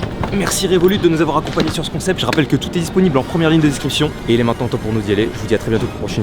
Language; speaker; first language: French; native; French